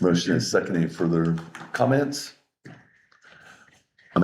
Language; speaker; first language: English; native; English